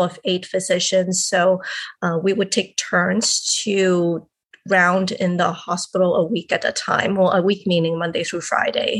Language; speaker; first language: English; non-native, local second language; Cantonese